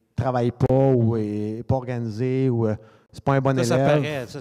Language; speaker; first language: French; native; French